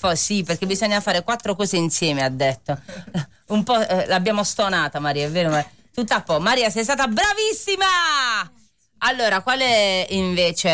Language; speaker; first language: Italian; native; Italian